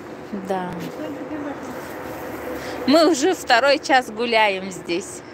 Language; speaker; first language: Russian; non-native, fluent; Tajik